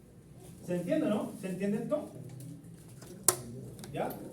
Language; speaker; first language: Spanish; native; Spanish